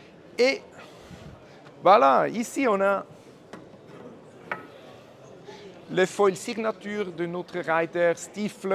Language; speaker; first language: French; non-native, fluent; German